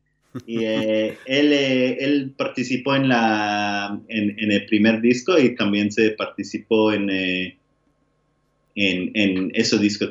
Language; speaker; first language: Spanish; non-native, learner; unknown